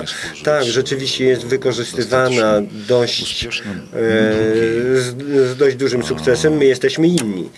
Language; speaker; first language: Polish; non-native, fluent; Russian